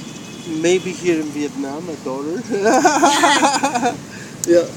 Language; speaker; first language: English; non-native, fluent; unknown